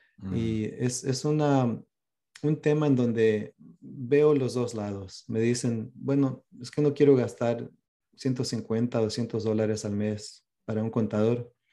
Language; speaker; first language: Spanish; early bilingual, heritage; Spanish